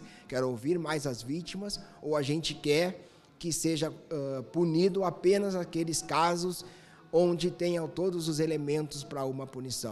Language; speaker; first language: Portuguese; native; Portuguese